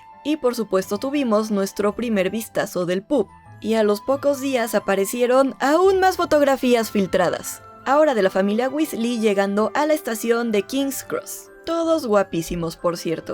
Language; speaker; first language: Spanish; native; Spanish